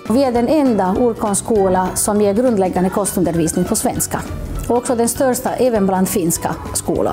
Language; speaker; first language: Swedish; non-native, local second language; Finnish